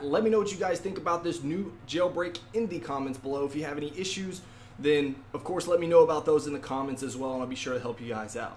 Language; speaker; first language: English; native; English